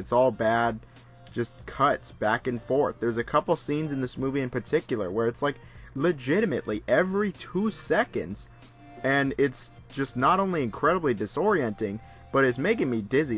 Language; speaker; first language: English; native; English